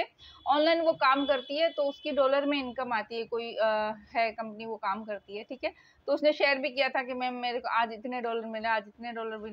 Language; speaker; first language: Hindi; native; Hindi